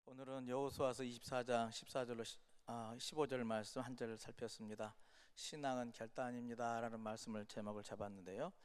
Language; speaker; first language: Korean; native; Korean